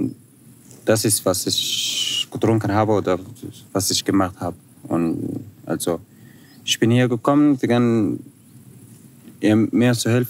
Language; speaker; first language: German; non-native, fluent; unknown